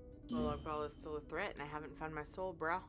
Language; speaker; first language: English; native; English